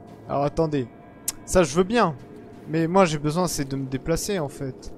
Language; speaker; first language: French; native; French